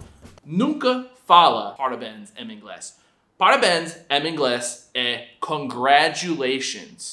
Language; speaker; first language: Portuguese; non-native, fluent; English